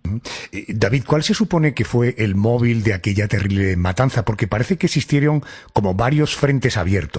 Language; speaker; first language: Spanish; native; Spanish